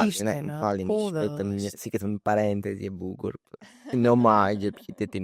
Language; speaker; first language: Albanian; early bilingual, heritage; Albanian